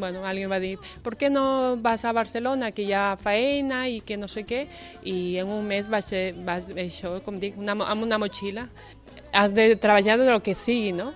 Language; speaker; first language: Catalan; non-native, fluent; Spanish